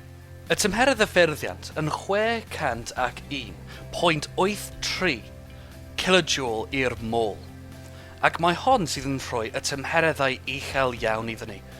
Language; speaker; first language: Welsh; non-native, local second language; English